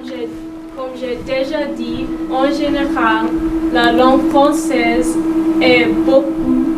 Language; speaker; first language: French; non-native, learner; English